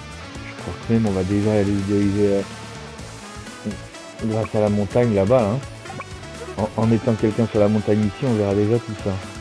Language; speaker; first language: French; native; French